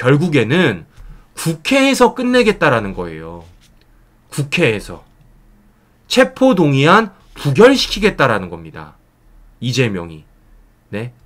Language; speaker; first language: Korean; native; Korean